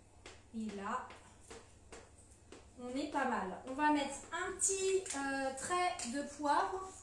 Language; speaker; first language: French; native; French